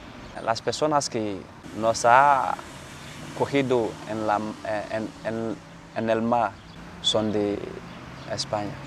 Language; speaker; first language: Spanish; non-native, learner; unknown